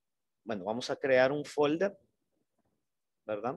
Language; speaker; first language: Spanish; native; Spanish